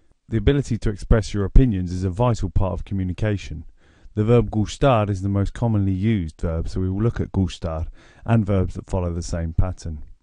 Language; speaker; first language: English; native; English